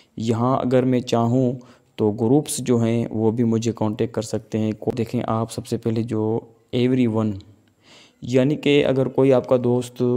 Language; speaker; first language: Urdu; non-native, local second language; Sindhi